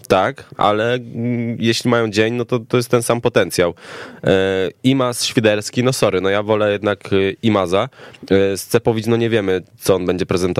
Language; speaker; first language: Polish; native; Polish